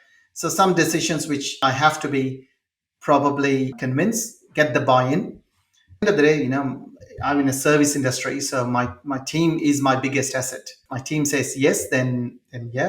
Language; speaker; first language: English; non-native, local second language; Telugu